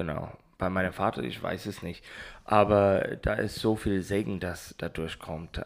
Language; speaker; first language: German; non-native, learner; English